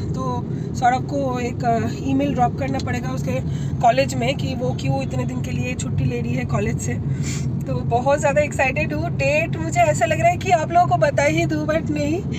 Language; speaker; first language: Hindi; non-native, local second language; Bangla